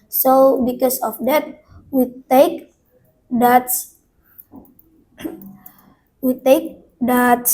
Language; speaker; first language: English; non-native, learner; Indonesian